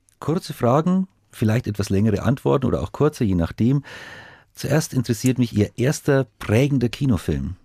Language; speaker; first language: German; native; German